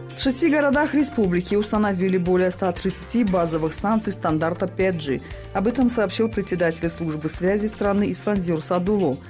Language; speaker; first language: Russian; non-native, local second language; Tajik